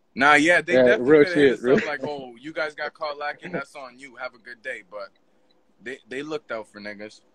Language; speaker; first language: English; native; English